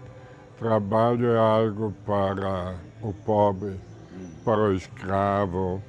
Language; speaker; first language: Portuguese; non-native, fluent; German